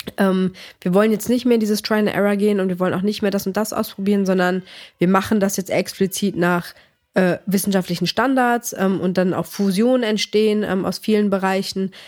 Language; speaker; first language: German; early bilingual, other home language; Greek